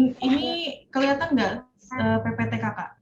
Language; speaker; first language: Indonesian; native; Indonesian